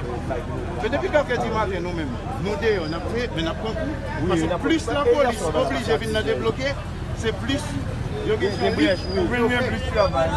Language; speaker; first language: French; non-native, learner; Haitian Creole